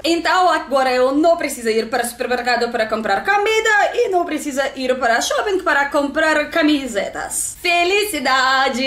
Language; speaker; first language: Portuguese; non-native, learner; Russian